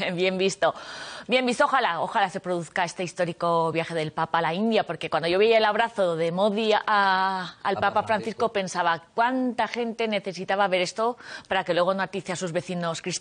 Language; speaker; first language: Spanish; native; Spanish